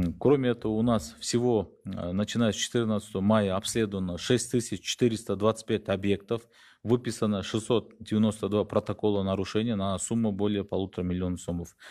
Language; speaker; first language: Russian; non-native, local second language; Kyrgyz